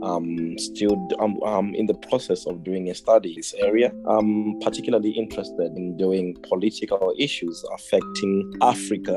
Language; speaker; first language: English; non-native, local second language; Shona